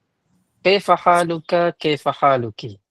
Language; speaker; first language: Arabic; non-native, fluent; Malay